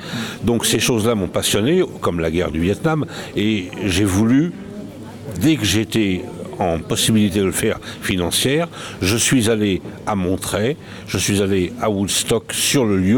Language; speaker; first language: French; native; French